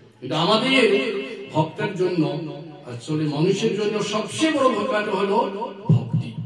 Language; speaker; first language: Bangla; non-native, learner; Assamese